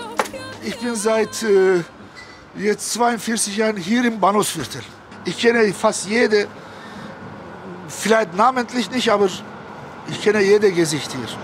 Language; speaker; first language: German; non-native, fluent; Turkish